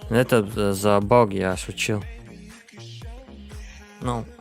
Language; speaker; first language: Russian; non-native, learner; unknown